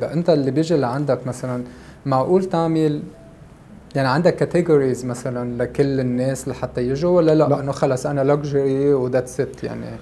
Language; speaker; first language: Arabic; native; Arabic